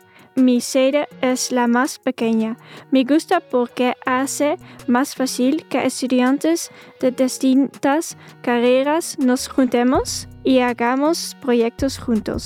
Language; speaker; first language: Spanish; non-native, fluent; Dutch